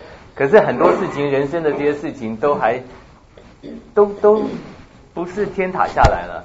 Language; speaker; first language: Chinese; native; Chinese